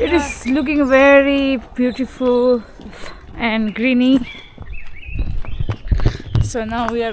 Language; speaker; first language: English; non-native, learner; Tibetan